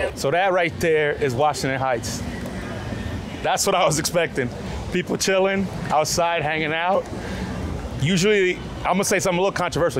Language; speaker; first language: English; early bilingual, other home language; Spanish